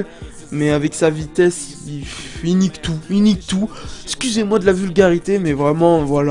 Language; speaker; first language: French; native; French